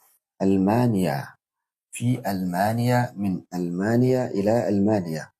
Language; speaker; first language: Arabic; non-native, fluent; Yoruba